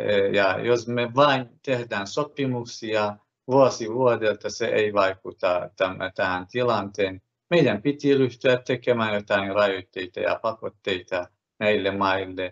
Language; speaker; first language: Finnish; non-native, fluent; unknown